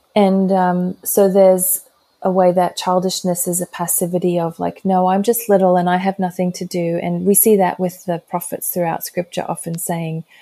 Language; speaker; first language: English; native; English